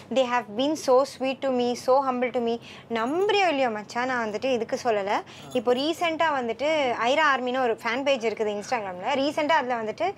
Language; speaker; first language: Tamil; non-native, local second language; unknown